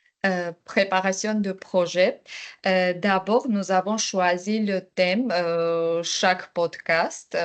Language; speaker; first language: French; non-native, learner; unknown